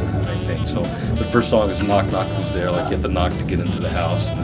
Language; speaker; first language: English; native; English